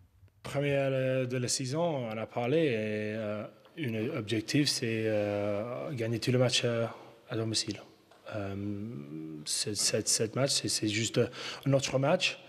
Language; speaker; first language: French; non-native, learner; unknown